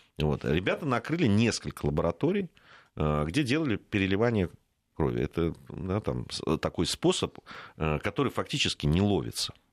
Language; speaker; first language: Russian; native; Russian